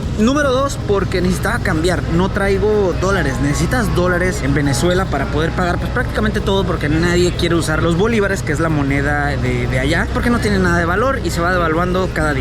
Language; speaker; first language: Spanish; native; Spanish